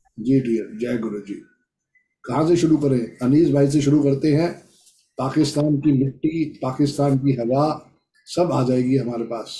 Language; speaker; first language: Hindi; native; Hindi